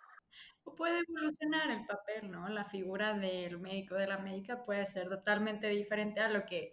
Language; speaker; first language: Spanish; native; Spanish